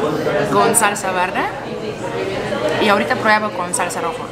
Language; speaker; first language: Spanish; non-native, learner; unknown